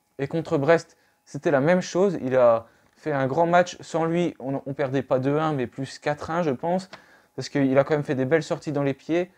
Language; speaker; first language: French; native; French